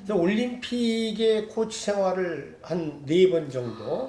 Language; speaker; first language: Korean; native; Korean